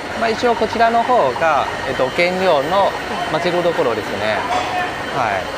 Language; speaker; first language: Japanese; non-native, fluent; Chinese